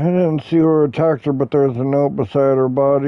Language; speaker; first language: English; native; English